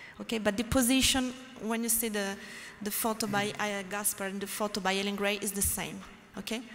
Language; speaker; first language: English; non-native, learner; French